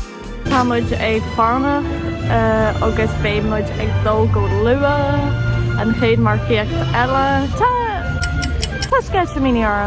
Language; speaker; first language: Irish; non-native, local second language; English